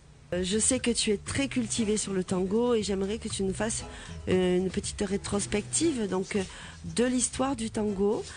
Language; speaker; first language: French; native; French